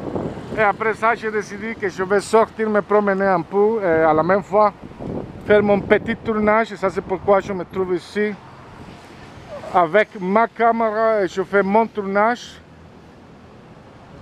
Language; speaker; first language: French; non-native, fluent; Spanish